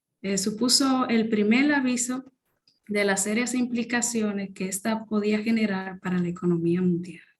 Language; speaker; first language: Spanish; native; Spanish